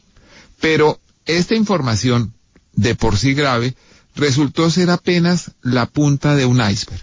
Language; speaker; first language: Spanish; native; Spanish